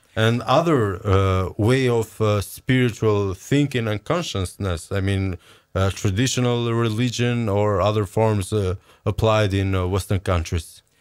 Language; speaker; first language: English; non-native, fluent; Albanian